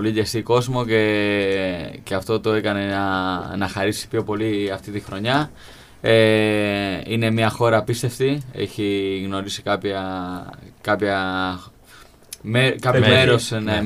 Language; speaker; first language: Greek; non-native, learner; Spanish